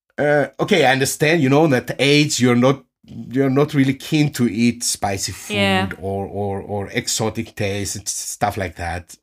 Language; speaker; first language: English; non-native, fluent; Greek